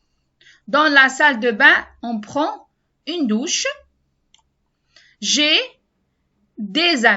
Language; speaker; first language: French; non-native, learner; Arabic